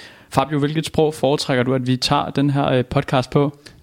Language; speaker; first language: Danish; native; Danish